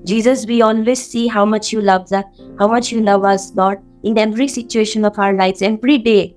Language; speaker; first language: English; non-native, local second language; Assamese